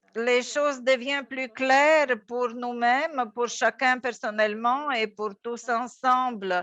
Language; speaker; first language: French; non-native, fluent; Latvian